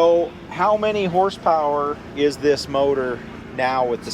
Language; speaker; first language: English; native; English